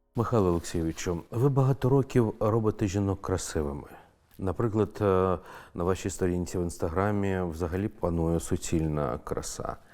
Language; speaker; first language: Ukrainian; native; Ukrainian